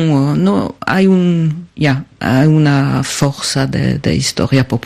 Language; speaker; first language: Spanish; non-native, learner; French